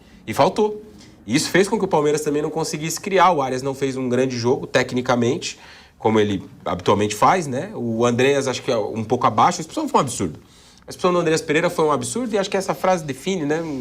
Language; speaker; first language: Portuguese; native; Portuguese